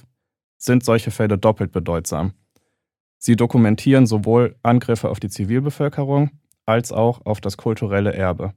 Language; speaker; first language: German; native; German